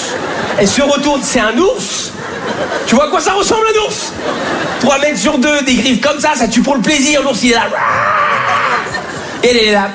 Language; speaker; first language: French; native; French